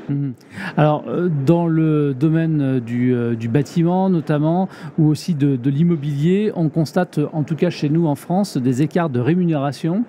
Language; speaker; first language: French; native; French